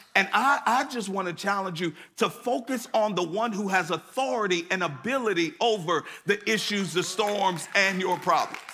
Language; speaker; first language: English; native; English